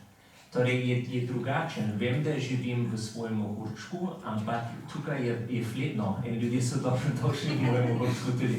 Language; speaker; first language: Slovenian; non-native, fluent; English